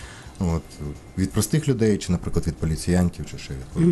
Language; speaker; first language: Ukrainian; native; Ukrainian